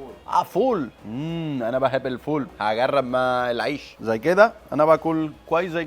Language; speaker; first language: Arabic; non-native, learner; Spanish